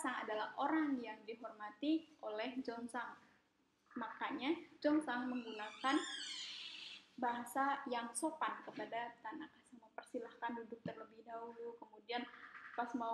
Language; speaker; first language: Indonesian; native; Indonesian